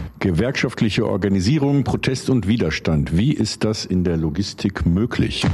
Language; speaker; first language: German; native; German